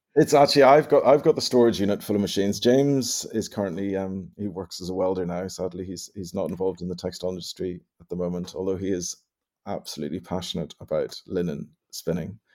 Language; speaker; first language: English; native; English